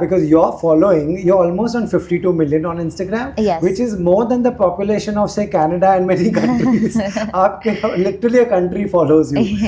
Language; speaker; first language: English; non-native, local second language; Hindi